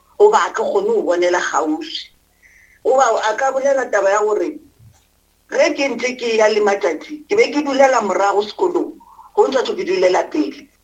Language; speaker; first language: Northern Sotho; non-native, local second language; Venda